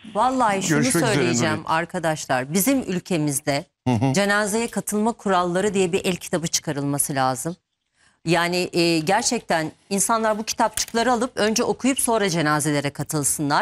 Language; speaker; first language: Turkish; native; Turkish